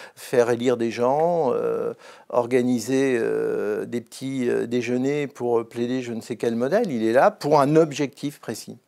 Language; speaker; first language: French; native; French